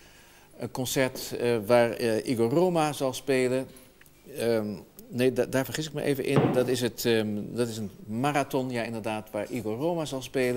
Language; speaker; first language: Dutch; native; Dutch